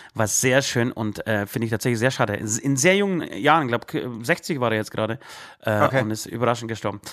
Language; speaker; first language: German; early bilingual, other home language; Polish